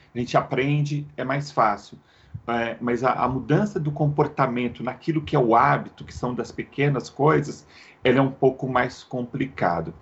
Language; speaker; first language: Portuguese; native; Portuguese